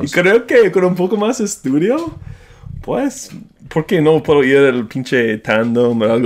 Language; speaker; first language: Spanish; non-native, fluent; English